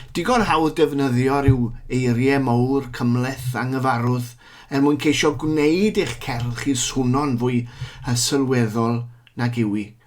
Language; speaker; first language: Welsh; native; Welsh